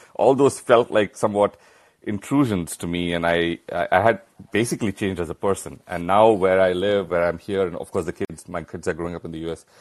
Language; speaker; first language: English; non-native, local second language; Hindi